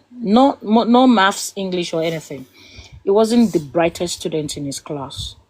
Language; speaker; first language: English; non-native, local second language; Yoruba